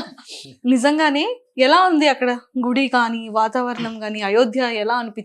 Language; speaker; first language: Telugu; native; Telugu